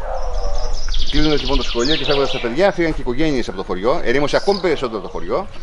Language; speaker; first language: Greek; native; Greek